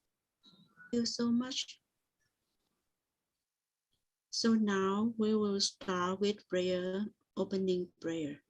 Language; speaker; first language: English; non-native, fluent; Vietnamese